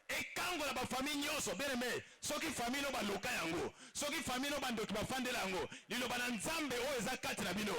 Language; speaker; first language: Lingala; native; Lingala